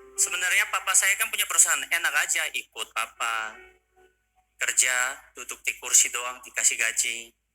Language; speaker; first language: Indonesian; non-native, fluent; Korean